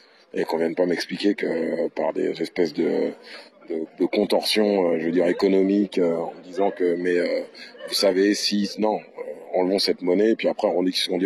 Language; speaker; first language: French; native; French